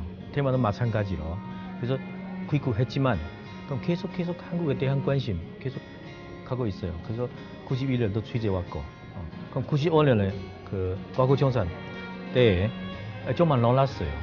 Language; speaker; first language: Korean; non-native, fluent; Chinese